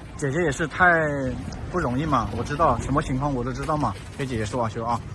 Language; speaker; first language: Chinese; native; Chinese